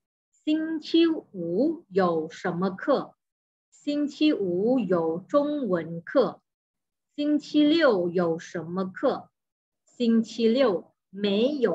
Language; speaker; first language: Chinese; non-native, fluent; Indonesian